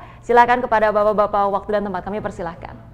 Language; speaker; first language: Indonesian; native; Indonesian